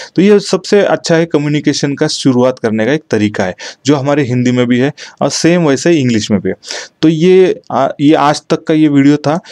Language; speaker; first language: Hindi; non-native, local second language; Marathi